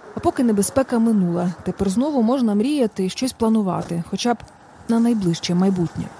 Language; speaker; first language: Ukrainian; native; Ukrainian